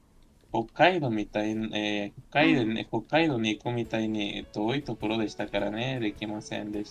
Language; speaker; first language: Japanese; non-native, fluent; Spanish